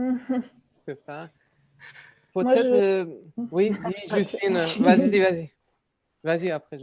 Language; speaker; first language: French; non-native, learner; Persian